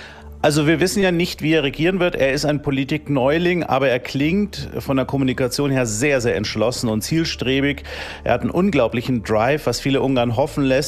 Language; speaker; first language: German; native; German